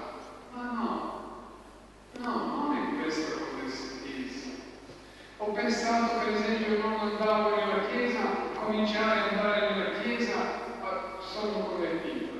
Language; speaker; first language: Italian; non-native, fluent; Croatian